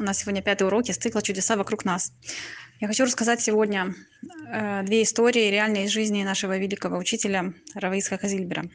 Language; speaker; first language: Russian; native; Russian